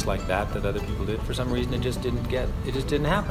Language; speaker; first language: English; native; English